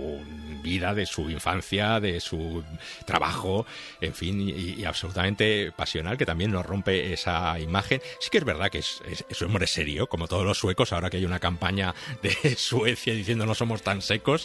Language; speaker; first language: Spanish; native; Spanish